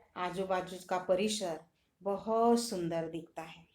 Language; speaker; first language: Hindi; non-native, local second language; Marathi